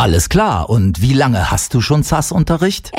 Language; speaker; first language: German; native; German